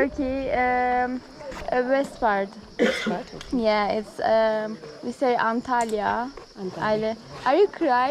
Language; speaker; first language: English; non-native, learner; Turkish